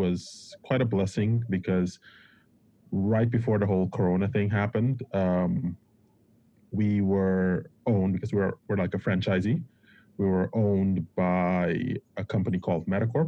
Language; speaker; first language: English; non-native, fluent; Papiamento